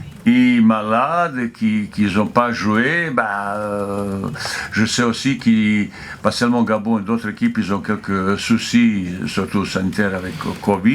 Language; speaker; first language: French; non-native, fluent; Bosnian